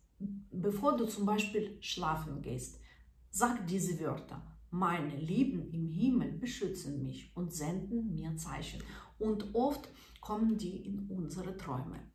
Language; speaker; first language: German; non-native, fluent; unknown